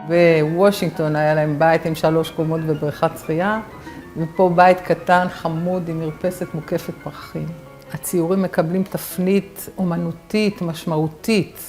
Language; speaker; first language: Hebrew; native; Hebrew